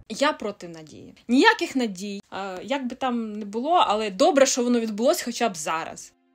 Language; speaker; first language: Ukrainian; non-native, local second language; Russian